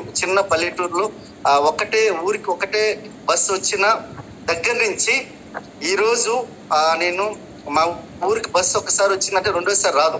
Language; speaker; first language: Telugu; native; Telugu